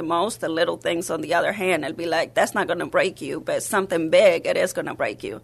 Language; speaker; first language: English; early bilingual, other home language; Spanish